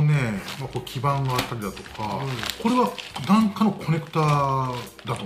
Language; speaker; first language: Japanese; native; Japanese